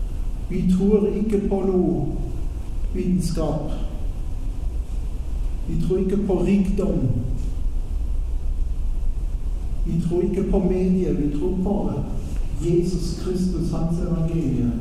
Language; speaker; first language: Norwegian; non-native, fluent; German